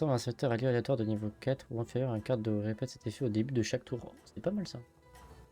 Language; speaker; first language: French; native; French